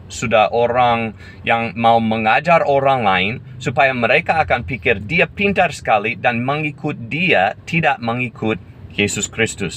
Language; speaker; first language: Indonesian; non-native, fluent; English